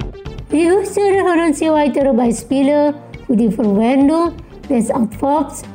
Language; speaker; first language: German; non-native, learner; Indonesian